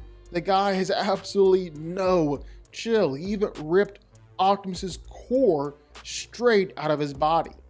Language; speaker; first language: English; native; English